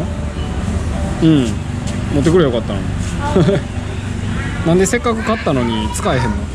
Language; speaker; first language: Japanese; native; Japanese